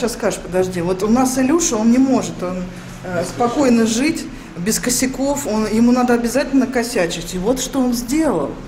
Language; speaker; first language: Russian; native; Russian